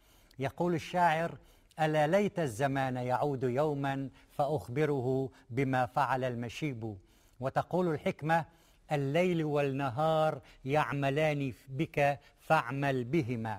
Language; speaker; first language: Arabic; native; Arabic